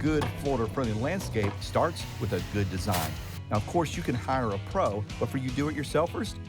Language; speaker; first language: English; native; English